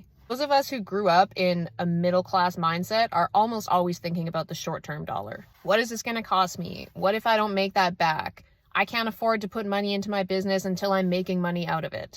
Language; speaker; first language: English; native; English